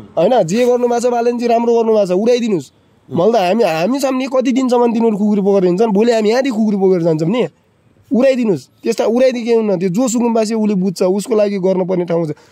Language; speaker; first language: Nepali; native; Nepali